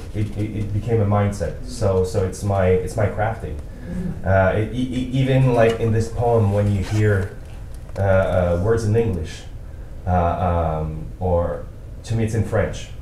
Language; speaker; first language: English; non-native, local second language; French